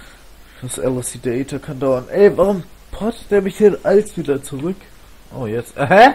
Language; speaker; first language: German; native; German